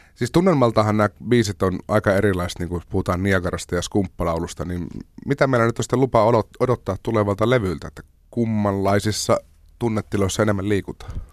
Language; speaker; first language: Finnish; native; Finnish